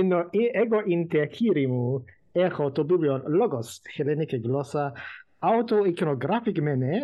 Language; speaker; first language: Greek; non-native, fluent; English